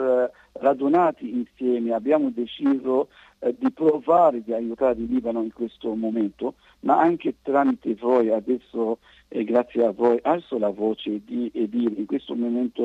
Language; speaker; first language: Italian; non-native, fluent; Arabic